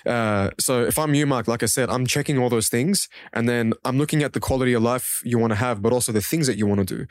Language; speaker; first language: English; non-native, local second language; Kurdish